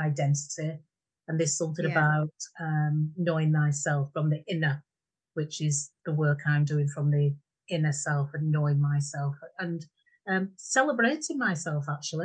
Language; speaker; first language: English; native; English